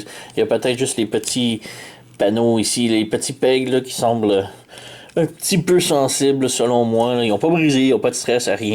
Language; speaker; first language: French; native; French